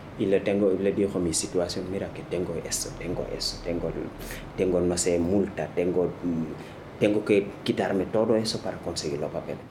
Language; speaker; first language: Spanish; non-native, fluent; Wolof